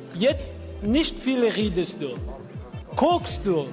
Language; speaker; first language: German; non-native, learner; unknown